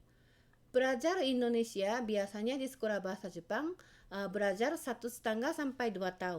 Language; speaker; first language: Indonesian; non-native, fluent; Japanese